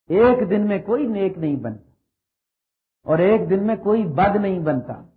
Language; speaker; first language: Urdu; native; Urdu